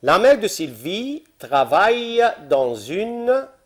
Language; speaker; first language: French; non-native, fluent; Arabic